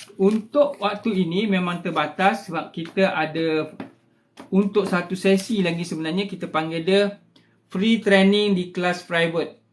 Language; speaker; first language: Malay; native; Malay